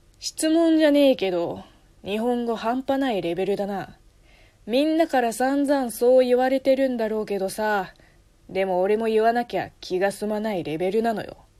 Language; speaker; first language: Japanese; non-native, fluent; Chinese